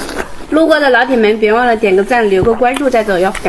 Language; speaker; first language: Chinese; native; Chinese